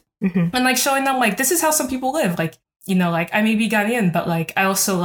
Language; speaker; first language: English; native; English